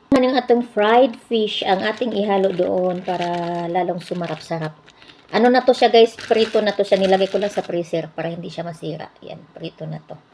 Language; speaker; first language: Filipino; non-native, local second language; Cebuano